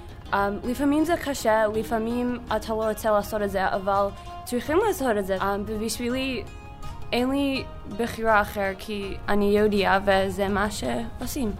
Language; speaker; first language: Hebrew; non-native, learner; English